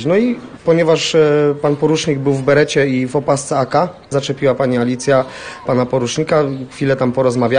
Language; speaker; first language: Polish; native; Polish